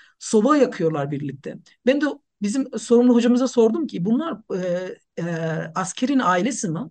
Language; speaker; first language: Turkish; non-native, fluent; Nepali